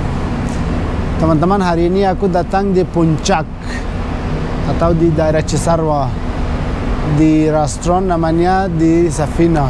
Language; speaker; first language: Indonesian; non-native, fluent; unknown